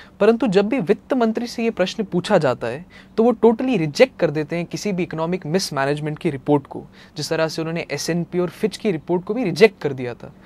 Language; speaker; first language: Hindi; native; Hindi